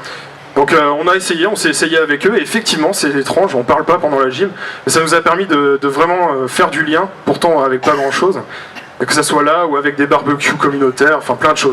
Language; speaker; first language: French; native; French